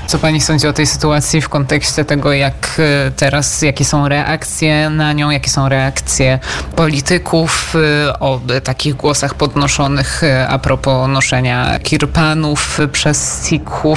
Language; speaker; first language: Polish; native; Polish